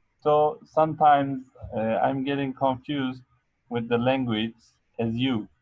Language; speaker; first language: English; non-native, fluent; Arabic